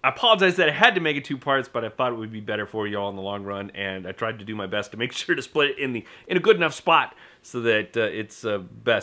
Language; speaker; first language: English; native; English